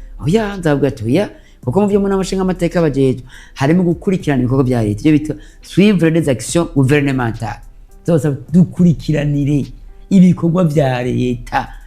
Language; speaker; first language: Rundi; native; Rundi